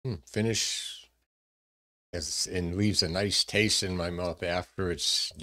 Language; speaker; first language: English; native; English